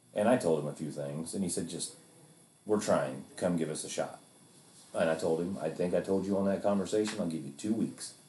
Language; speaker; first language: English; native; English